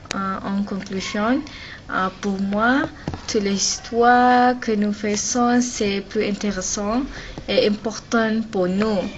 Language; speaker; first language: French; non-native, learner; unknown